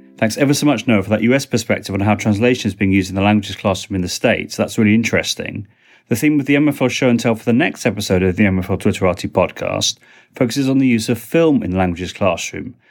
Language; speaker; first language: English; native; English